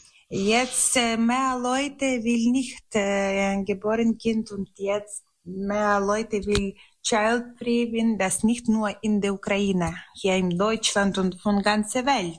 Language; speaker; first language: German; non-native, learner; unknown